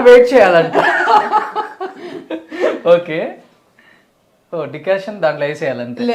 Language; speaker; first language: Telugu; native; Telugu